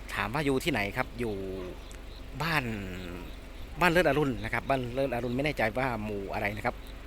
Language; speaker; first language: Thai; native; Thai